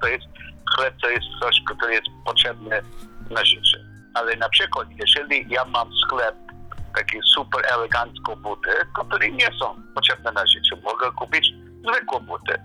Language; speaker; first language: Polish; non-native, learner; English